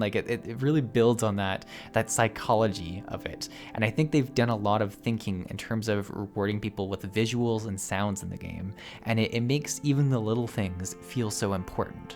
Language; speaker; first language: English; native; English